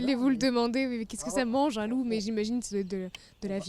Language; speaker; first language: French; native; French